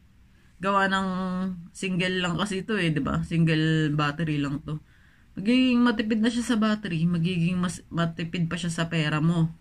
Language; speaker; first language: Filipino; native; Filipino